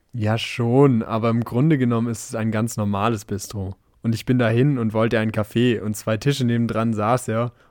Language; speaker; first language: German; native; German